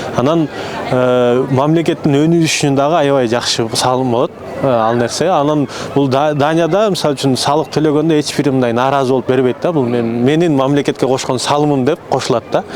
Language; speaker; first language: Kyrgyz; native; Kyrgyz